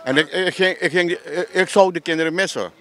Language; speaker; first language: Dutch; non-native, local second language; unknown